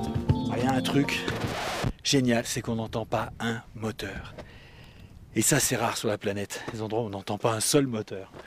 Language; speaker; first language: French; native; French